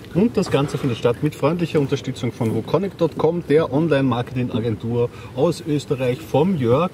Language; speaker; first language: German; native; German